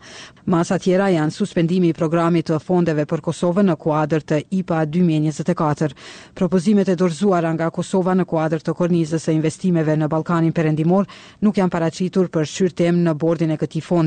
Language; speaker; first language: Albanian; native; Albanian